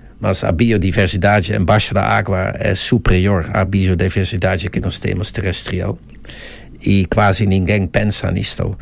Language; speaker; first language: Portuguese; non-native, fluent; Dutch